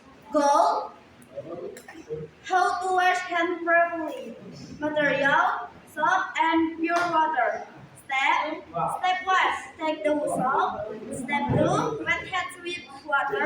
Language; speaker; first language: English; non-native, learner; Indonesian